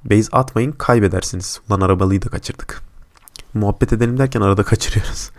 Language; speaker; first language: Turkish; native; Turkish